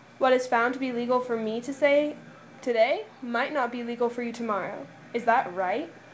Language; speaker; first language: English; native; English